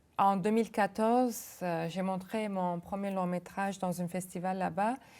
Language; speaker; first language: French; non-native, local second language; Arabic